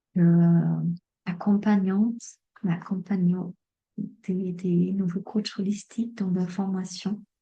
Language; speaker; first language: French; non-native, fluent; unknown